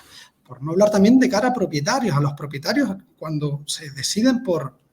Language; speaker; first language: Spanish; native; Spanish